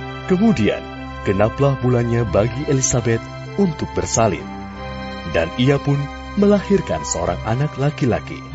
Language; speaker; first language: Indonesian; native; Indonesian